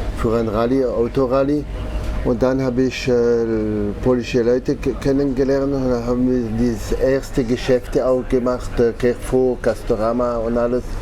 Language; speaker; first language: German; non-native, local second language; French